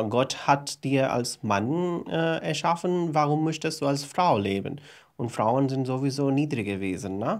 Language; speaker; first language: German; non-native, fluent; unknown